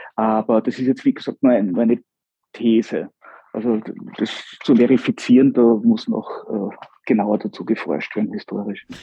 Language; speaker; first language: German; native; German